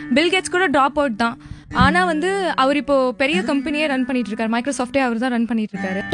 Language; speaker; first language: Tamil; native; Tamil